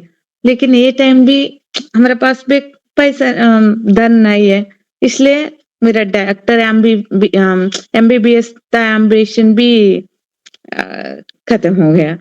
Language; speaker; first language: Hindi; non-native, learner; Telugu